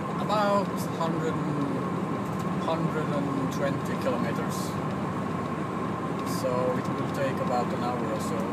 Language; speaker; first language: English; non-native, fluent; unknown